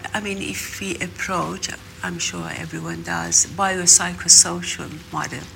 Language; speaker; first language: English; non-native, fluent; Persian